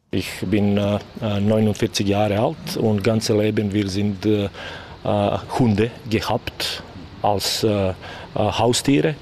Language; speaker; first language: German; non-native, learner; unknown